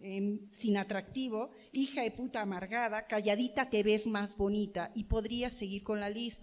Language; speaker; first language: Spanish; native; Spanish